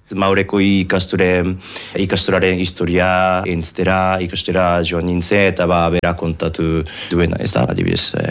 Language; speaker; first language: Basque; non-native, fluent; Japanese